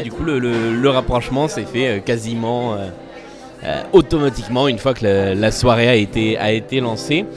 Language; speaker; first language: French; native; French